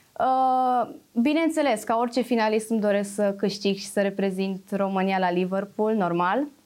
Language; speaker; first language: Romanian; native; Romanian